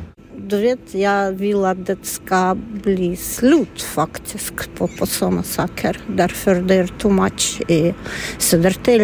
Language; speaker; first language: Swedish; non-native, learner; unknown